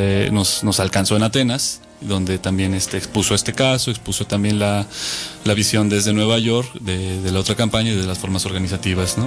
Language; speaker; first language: Spanish; native; Spanish